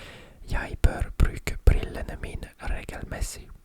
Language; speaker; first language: Norwegian; non-native, learner; French